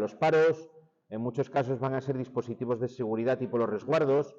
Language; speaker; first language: Spanish; native; Spanish